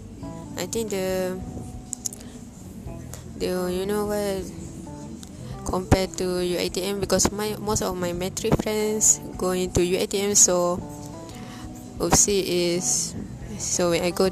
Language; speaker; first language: English; non-native, local second language; Malay